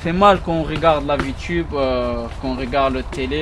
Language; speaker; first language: French; non-native, learner; Pashto